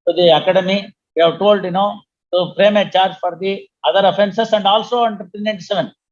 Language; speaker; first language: English; non-native, local second language; Kannada